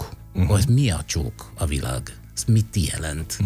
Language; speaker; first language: Hungarian; non-native, fluent; Italian